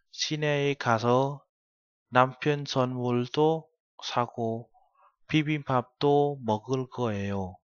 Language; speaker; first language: Korean; non-native, learner; Vietnamese